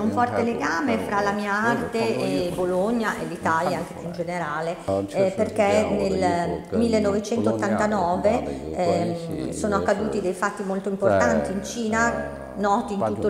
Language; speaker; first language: Italian; non-native, fluent; Chinese